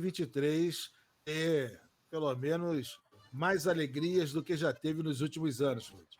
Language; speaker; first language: Portuguese; native; Portuguese